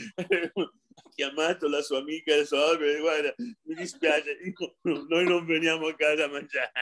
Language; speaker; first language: Italian; early bilingual, heritage; Arabic